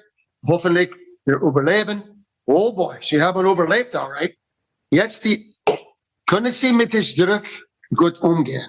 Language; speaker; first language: German; non-native, learner; English